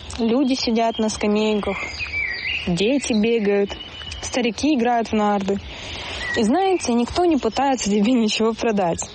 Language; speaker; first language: Russian; native; Russian